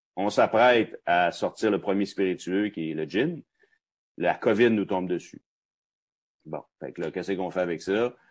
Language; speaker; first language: French; native; French